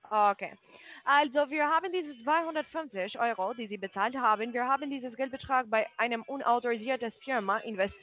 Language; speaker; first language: German; non-native, fluent; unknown